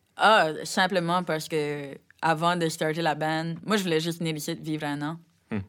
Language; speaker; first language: French; native; French